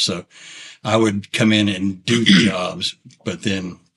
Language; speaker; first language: English; native; English